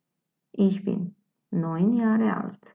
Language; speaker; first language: German; non-native, fluent; Croatian